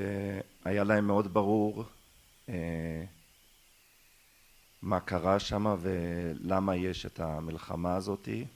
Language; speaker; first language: Hebrew; non-native, local second language; German